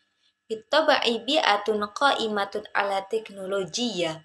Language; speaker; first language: Arabic; non-native, learner; Indonesian